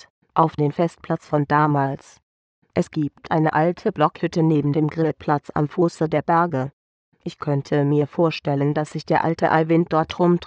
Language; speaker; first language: German; native; German